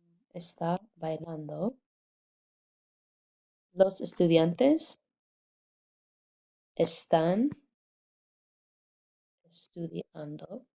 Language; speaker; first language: Spanish; non-native, fluent; English